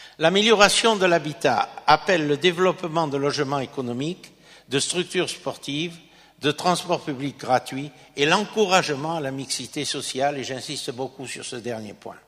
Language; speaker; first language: French; native; French